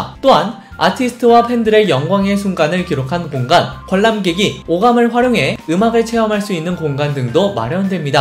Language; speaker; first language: Korean; native; Korean